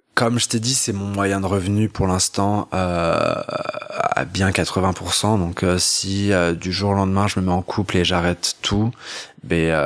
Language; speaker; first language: French; native; French